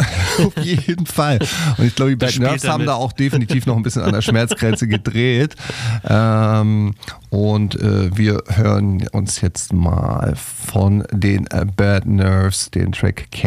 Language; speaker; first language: German; native; German